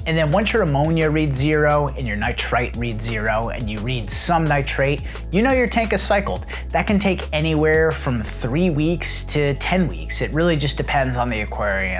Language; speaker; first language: English; native; English